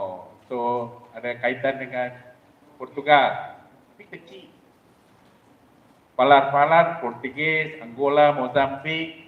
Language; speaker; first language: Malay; non-native, local second language; Min Nan Chinese